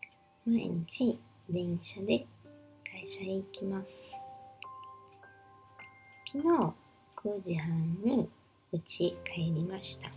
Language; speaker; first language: Japanese; non-native, learner; Portuguese